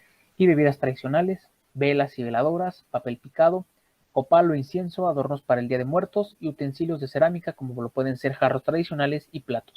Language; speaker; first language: Spanish; native; Spanish